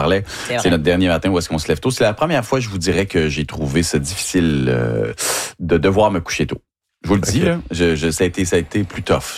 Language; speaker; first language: French; native; French